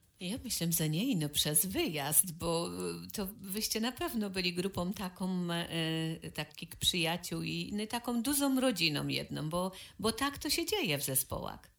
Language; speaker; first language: Polish; native; Polish